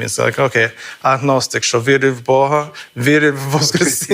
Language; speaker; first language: Ukrainian; non-native, fluent; English